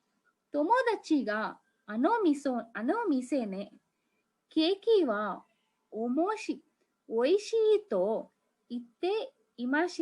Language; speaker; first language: Japanese; non-native, fluent; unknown